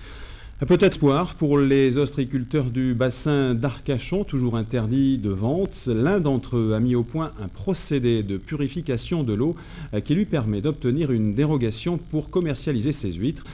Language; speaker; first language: French; native; French